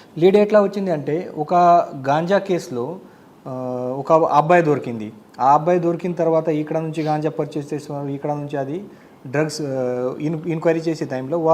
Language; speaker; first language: Telugu; non-native, learner; Marathi